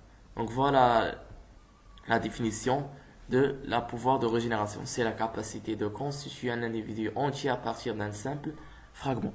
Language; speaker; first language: French; non-native, local second language; Arabic